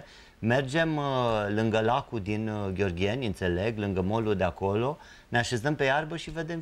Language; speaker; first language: Romanian; native; Romanian